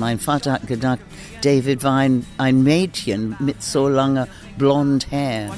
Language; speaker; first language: German; non-native, fluent; English